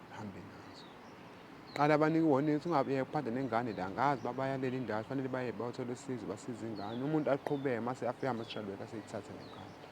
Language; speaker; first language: Zulu; native; Zulu